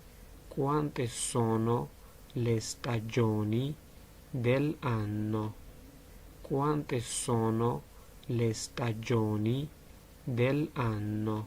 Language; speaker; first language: Italian; non-native, learner; Georgian